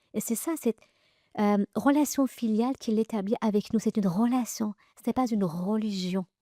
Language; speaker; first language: French; early bilingual, other home language; Persian